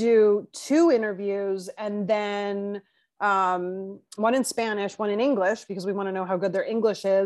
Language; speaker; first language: English; non-native, fluent; Spanish